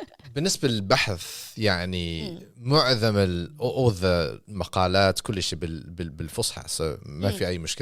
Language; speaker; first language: Arabic; non-native, fluent; English